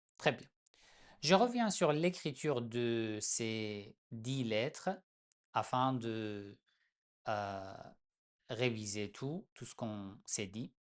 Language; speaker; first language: French; non-native, fluent; Persian